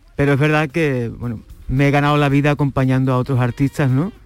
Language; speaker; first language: Spanish; native; Spanish